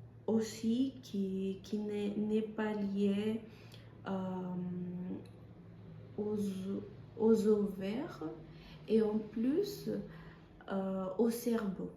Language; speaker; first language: French; non-native, fluent; Spanish